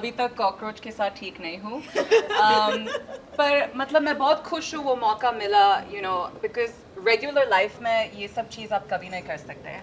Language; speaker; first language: Hindi; non-native, local second language; English